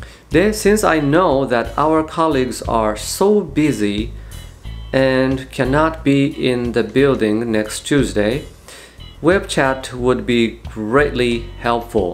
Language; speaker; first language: English; non-native, fluent; Japanese